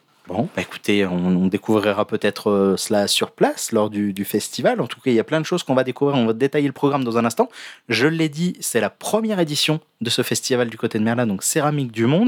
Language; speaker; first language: French; native; French